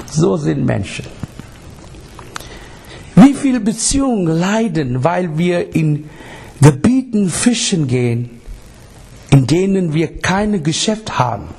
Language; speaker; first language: German; non-native, learner; English